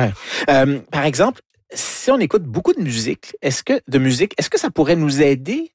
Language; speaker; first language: French; native; French